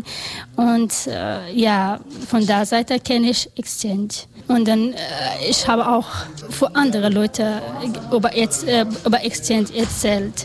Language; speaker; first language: German; non-native, learner; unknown